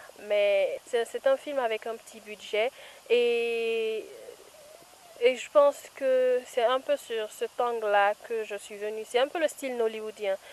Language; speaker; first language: French; non-native, local second language; Fula